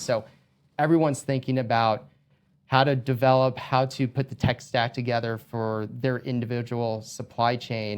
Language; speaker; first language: English; native; English